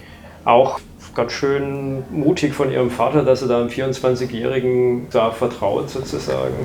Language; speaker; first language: German; native; German